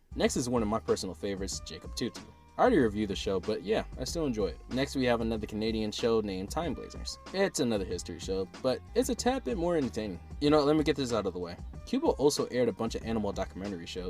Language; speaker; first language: English; native; English